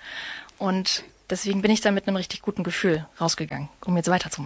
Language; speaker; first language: German; native; German